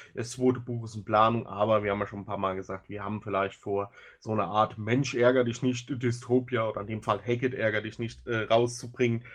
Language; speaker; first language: German; native; German